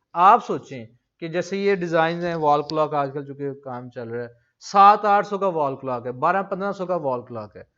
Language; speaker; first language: Urdu; non-native, local second language; Punjabi